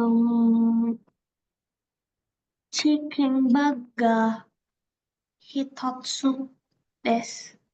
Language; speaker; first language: Japanese; non-native, learner; Indonesian